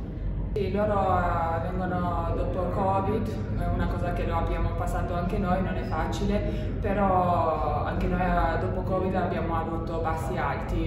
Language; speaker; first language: Italian; non-native, fluent; Albanian